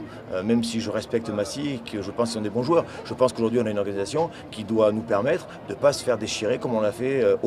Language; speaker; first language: French; native; French